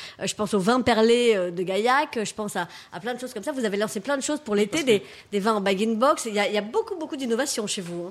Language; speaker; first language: French; native; French